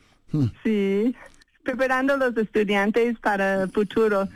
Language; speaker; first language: Spanish; non-native, fluent; English